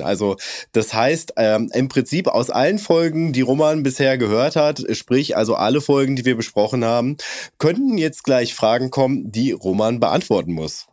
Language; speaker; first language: German; native; German